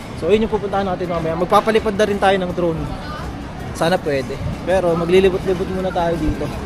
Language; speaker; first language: Filipino; native; Filipino